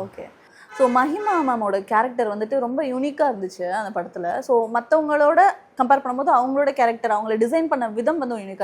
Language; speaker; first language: Tamil; native; Tamil